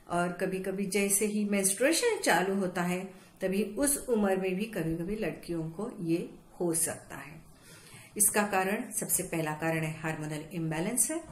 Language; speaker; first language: Hindi; non-native, local second language; Marathi